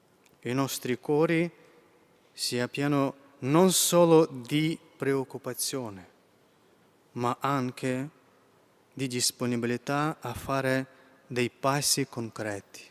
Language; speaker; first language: Italian; non-native, fluent; Ukrainian